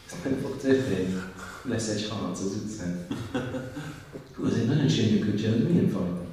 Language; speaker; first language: Hungarian; non-native, learner; English